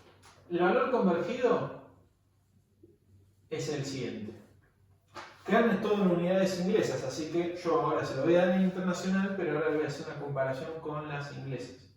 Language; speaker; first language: Spanish; native; Spanish